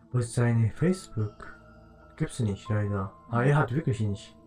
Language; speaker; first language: German; non-native, learner; Japanese